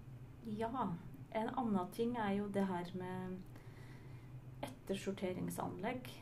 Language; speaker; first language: Norwegian; native; Norwegian